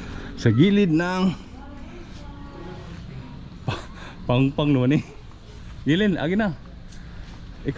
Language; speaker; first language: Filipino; non-native, local second language; Cebuano